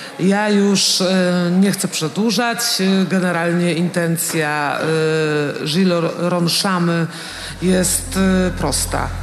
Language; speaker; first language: Polish; native; Polish